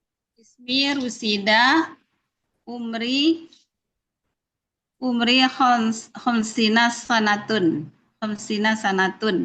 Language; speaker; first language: Arabic; non-native, learner; Indonesian